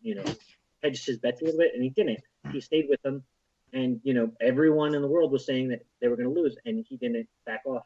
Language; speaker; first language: English; native; English